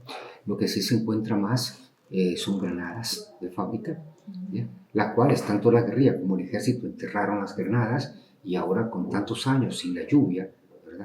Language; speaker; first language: Spanish; native; Spanish